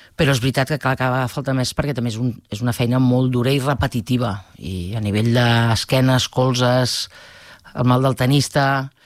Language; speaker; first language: Catalan; native; Catalan